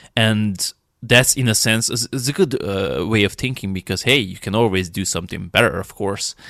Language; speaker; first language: English; non-native, fluent; Romanian